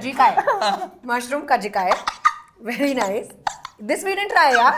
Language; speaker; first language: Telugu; non-native, local second language; Hindi